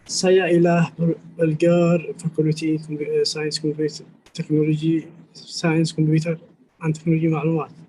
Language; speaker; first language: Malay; non-native, learner; Arabic